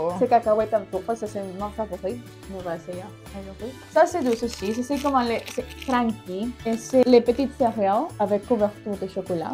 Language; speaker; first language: French; non-native, learner; Spanish